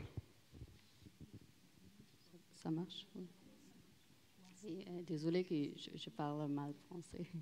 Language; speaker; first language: French; non-native, learner; Persian